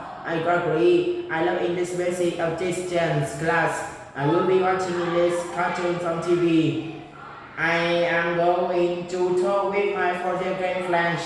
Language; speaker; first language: English; non-native, learner; Vietnamese